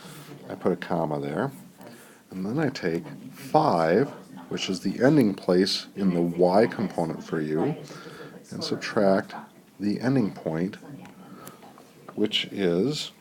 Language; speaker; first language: English; native; English